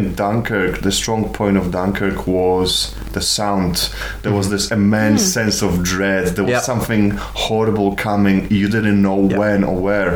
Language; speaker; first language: English; non-native, fluent; Polish